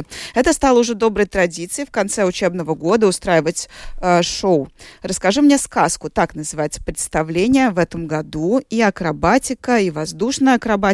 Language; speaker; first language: Russian; native; Russian